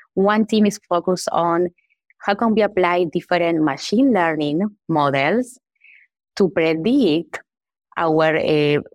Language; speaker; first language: English; non-native, fluent; Spanish